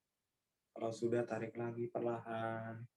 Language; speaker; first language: Indonesian; native; Indonesian